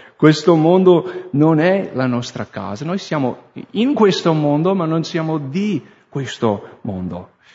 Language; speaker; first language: Italian; non-native, fluent; English